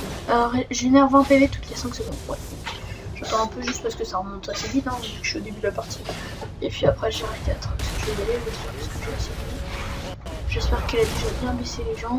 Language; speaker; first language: French; native; French